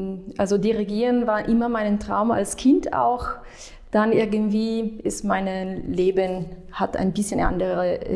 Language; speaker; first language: German; non-native, fluent; Italian